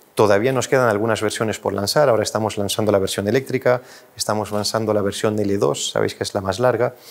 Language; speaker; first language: Spanish; non-native, fluent; French